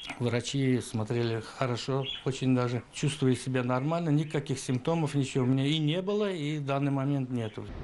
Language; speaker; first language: Russian; native; Russian